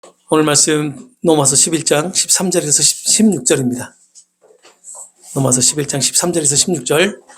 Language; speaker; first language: Korean; native; Korean